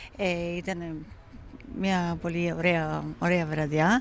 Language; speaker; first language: Greek; non-native, fluent; Italian